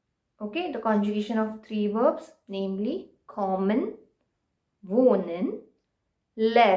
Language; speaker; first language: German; non-native, fluent; Marathi